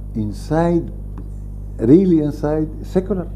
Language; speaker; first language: English; non-native, fluent; Arabic